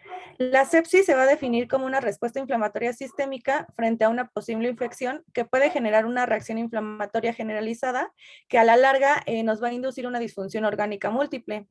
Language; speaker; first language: Spanish; native; Spanish